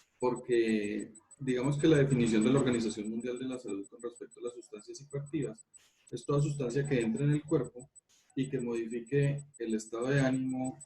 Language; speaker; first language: Spanish; non-native, learner; Portuguese